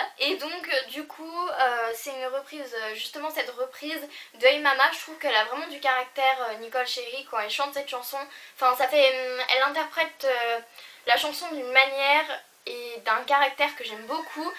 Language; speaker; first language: French; native; French